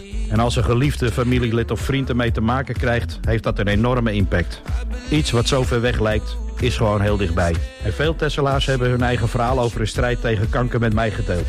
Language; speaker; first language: Dutch; native; Dutch